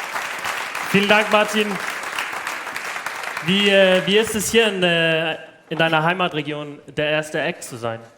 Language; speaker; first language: German; native; German